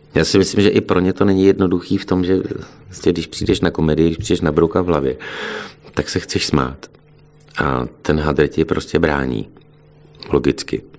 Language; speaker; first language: Czech; native; Czech